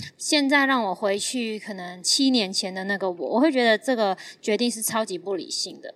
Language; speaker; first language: Chinese; non-native, fluent; Cantonese